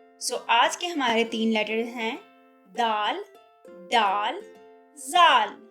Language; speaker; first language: Urdu; native; Urdu